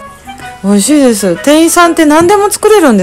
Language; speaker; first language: Japanese; native; Japanese